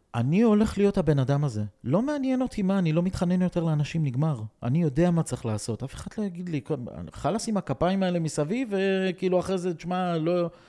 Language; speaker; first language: Hebrew; non-native, fluent; Russian